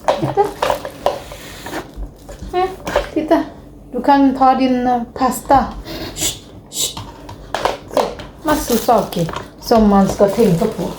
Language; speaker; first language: Swedish; non-native, learner; Thai